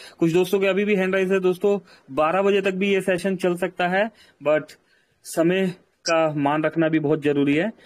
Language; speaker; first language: Hindi; native; Hindi